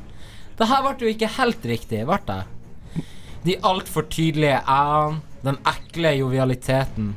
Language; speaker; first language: Norwegian; native; Norwegian